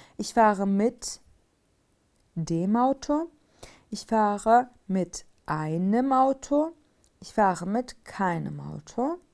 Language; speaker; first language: German; non-native, fluent; Turkish